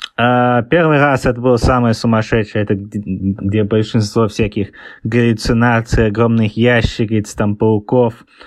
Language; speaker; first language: Russian; early bilingual, heritage; Russian